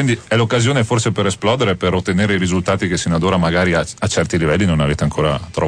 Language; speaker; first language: Italian; native; Italian